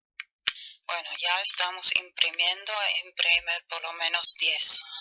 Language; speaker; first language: Spanish; non-native, fluent; German